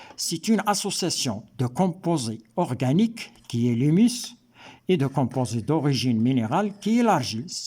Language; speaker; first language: French; non-native, local second language; Arabic